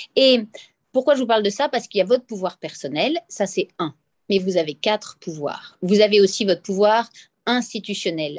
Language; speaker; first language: French; native; French